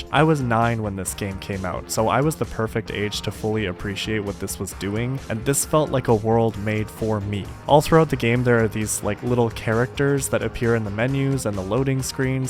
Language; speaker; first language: English; native; English